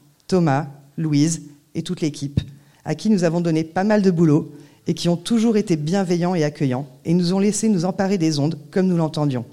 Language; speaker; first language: French; native; French